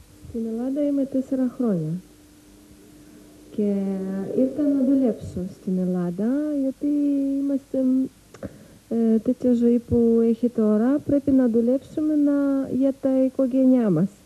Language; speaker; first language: Greek; non-native, learner; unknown